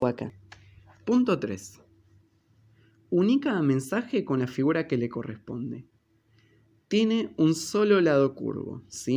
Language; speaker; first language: Spanish; native; Spanish